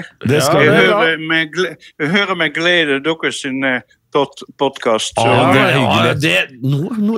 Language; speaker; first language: Norwegian; non-native, fluent; Dutch